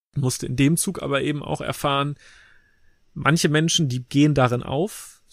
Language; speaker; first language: German; native; German